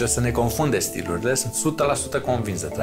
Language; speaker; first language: Romanian; native; Romanian